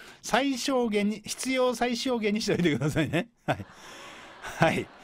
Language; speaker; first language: Japanese; native; Japanese